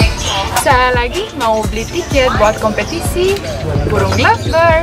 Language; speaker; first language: Indonesian; non-native, fluent; Romanian